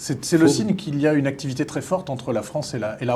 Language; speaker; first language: French; native; French